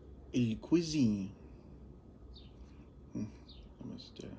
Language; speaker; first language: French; non-native, learner; English